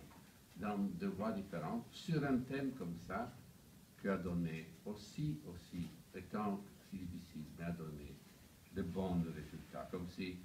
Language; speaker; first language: French; non-native, fluent; Italian